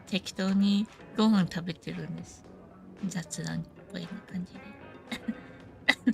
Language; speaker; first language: Japanese; non-native, fluent; English